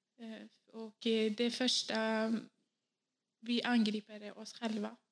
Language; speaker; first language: Swedish; non-native, fluent; Central Kurdish